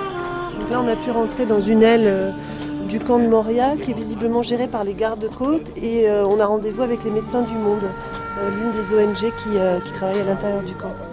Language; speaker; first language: French; native; French